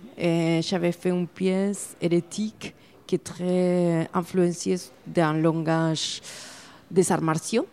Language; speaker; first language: French; non-native, fluent; Spanish